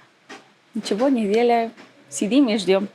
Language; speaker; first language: Russian; non-native, learner; Spanish